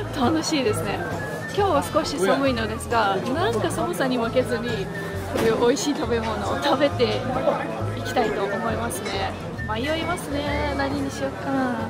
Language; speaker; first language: Japanese; non-native, fluent; Russian